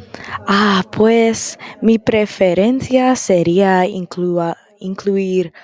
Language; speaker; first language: Spanish; non-native, learner; English